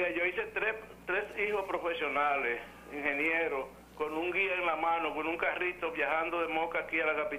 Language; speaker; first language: Spanish; native; Spanish